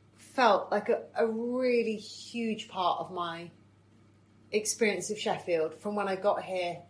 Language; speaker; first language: English; native; English